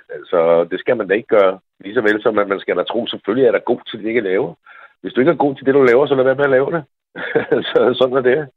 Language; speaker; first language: Danish; non-native, fluent; Dutch